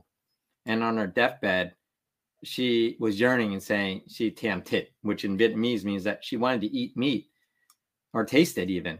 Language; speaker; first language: English; early bilingual, other home language; Vietnamese